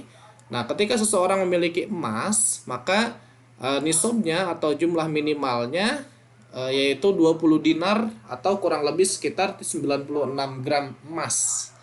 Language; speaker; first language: Indonesian; native; Indonesian